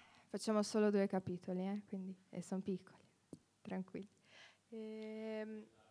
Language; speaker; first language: Italian; early bilingual, heritage; Italian